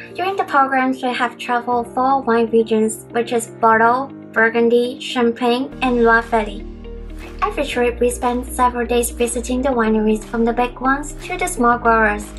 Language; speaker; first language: English; non-native, local second language; Cantonese